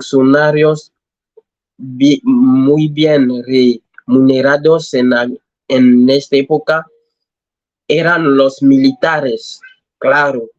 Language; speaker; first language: Spanish; non-native, learner; French